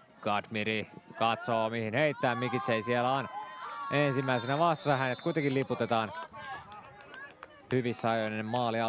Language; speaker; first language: Finnish; native; Finnish